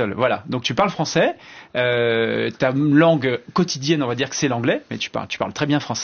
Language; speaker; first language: French; native; French